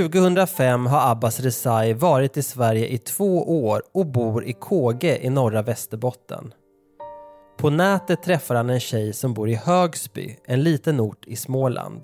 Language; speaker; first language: Swedish; native; Swedish